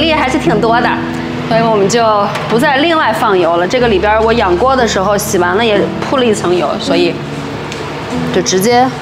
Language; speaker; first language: Chinese; native; Chinese